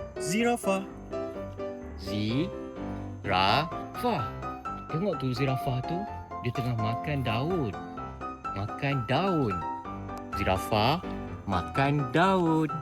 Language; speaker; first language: Malay; native; Malay